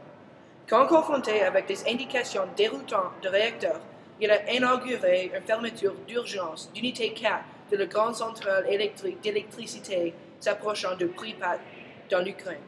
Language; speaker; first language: French; non-native, learner; English